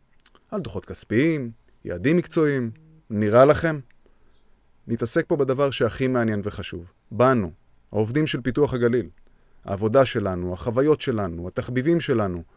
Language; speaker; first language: Hebrew; native; Hebrew